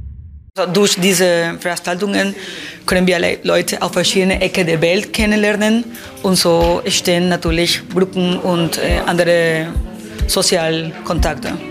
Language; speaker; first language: German; non-native, fluent; Spanish